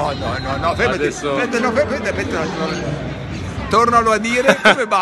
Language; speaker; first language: Italian; native; Italian